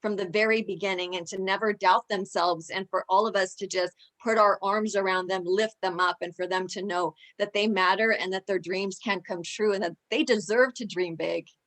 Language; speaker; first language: English; early bilingual, other home language; Spanish